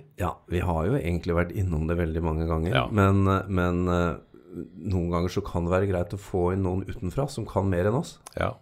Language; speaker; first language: Norwegian; native; Norwegian